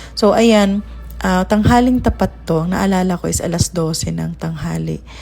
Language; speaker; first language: Filipino; non-native, local second language; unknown